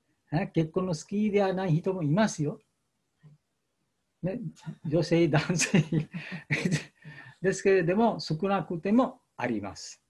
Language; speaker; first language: Japanese; non-native, fluent; Bangla